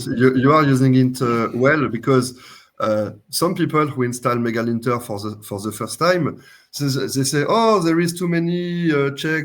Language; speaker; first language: English; non-native, fluent; French